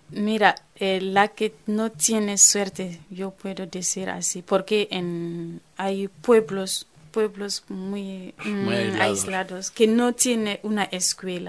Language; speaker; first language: Spanish; non-native, fluent; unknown